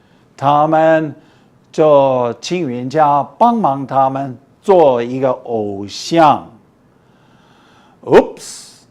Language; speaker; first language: Chinese; non-native, fluent; English